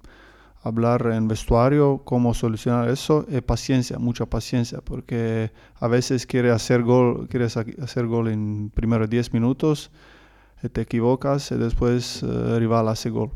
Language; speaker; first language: Spanish; non-native, learner; Croatian